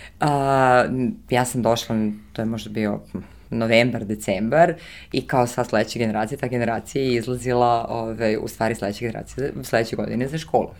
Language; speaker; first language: Serbian; early bilingual, heritage; Serbian